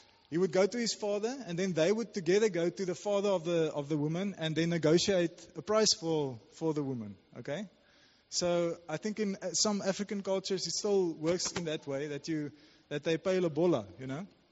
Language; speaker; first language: English; non-native, local second language; Afrikaans